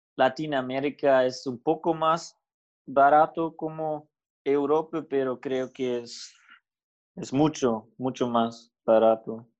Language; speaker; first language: Spanish; non-native, learner; German